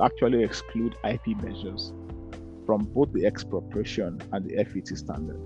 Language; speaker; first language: English; non-native, local second language; Yoruba